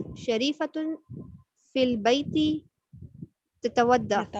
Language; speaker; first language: Arabic; non-native, learner; Urdu